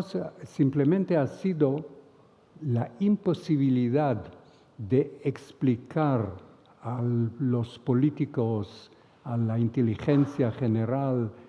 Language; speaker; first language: Spanish; non-native, fluent; Hebrew